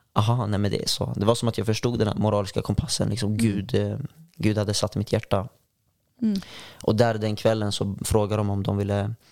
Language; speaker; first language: Swedish; native; Swedish